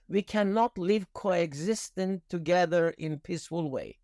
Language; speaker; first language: English; non-native, fluent; Persian